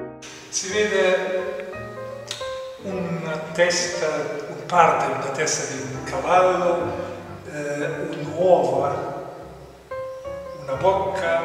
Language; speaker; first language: Italian; non-native, fluent; German